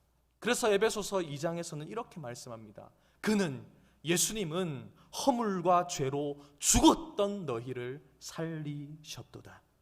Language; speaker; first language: Korean; native; Korean